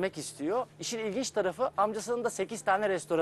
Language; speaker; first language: Turkish; native; Turkish